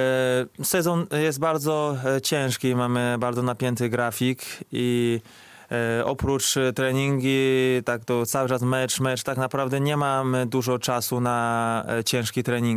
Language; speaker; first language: Polish; non-native, fluent; Chinese